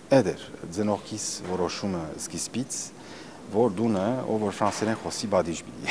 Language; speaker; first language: Armenian; early bilingual, heritage; Armenian